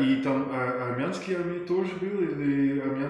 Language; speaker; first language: Russian; non-native, learner; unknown